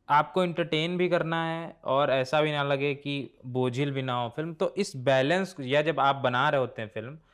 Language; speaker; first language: Hindi; native; Hindi